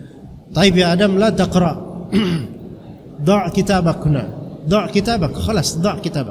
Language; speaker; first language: Arabic; non-native, fluent; Indonesian